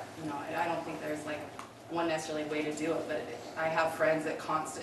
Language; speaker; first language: English; native; English